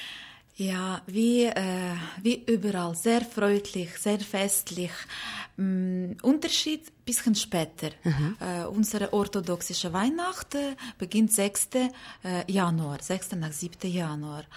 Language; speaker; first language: German; non-native, learner; Ukrainian